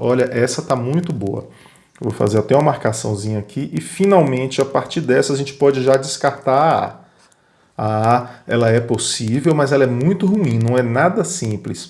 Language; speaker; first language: Portuguese; native; Portuguese